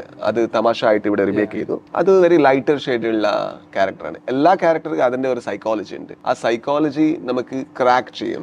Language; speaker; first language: Malayalam; non-native, learner; Kannada